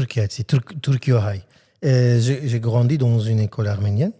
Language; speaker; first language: French; non-native, learner; Armenian